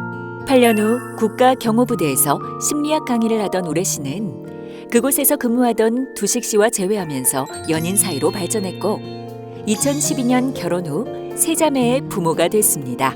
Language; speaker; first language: Korean; native; Korean